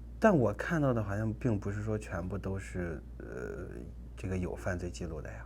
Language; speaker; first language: Chinese; native; Chinese